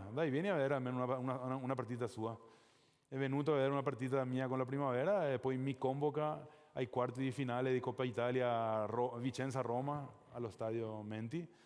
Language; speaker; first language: Italian; non-native, fluent; Spanish